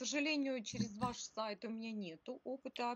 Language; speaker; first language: Russian; native; Russian